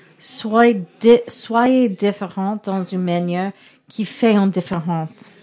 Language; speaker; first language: French; non-native, learner; English